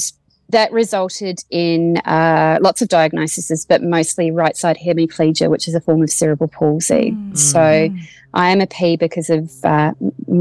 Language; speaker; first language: English; native; English